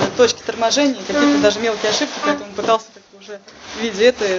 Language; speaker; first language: Russian; native; Russian